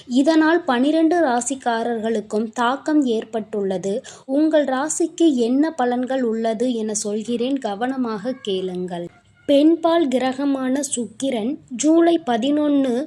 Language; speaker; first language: Tamil; native; Tamil